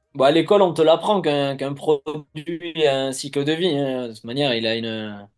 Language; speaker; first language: French; native; French